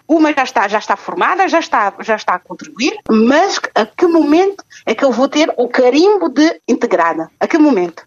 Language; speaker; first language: Portuguese; non-native, local second language; Kabuverdianu